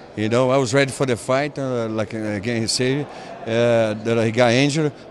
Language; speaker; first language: English; non-native, fluent; Portuguese